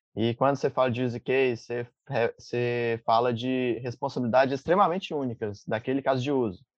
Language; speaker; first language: Portuguese; native; Portuguese